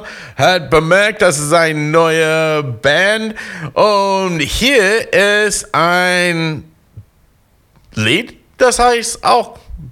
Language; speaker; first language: German; non-native, learner; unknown